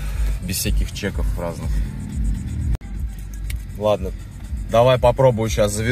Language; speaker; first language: Russian; native; Russian